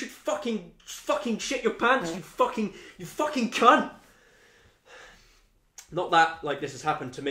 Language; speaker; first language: English; native; English